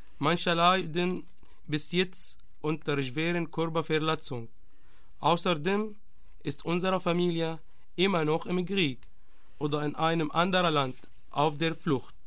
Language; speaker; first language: German; non-native, learner; Arabic